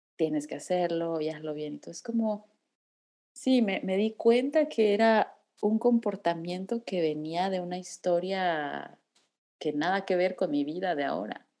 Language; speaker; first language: Spanish; native; Spanish